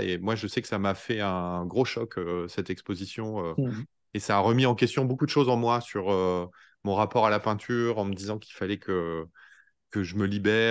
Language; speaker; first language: French; native; French